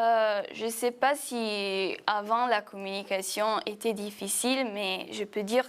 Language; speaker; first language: French; non-native, fluent; Italian